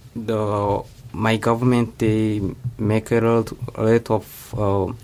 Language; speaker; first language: English; non-native, local second language; Kinyarwanda